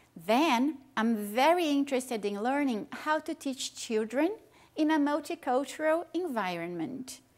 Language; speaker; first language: English; non-native, fluent; Portuguese